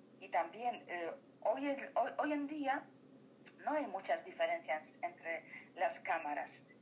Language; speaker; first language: Spanish; non-native, fluent; Polish